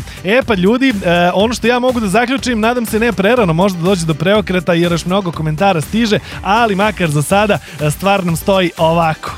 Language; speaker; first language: Serbian; native; Serbian